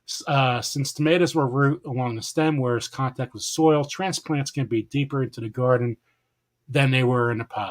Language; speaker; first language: English; native; English